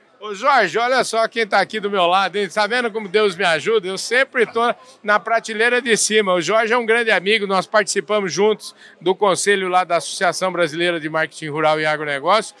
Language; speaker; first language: Portuguese; native; Portuguese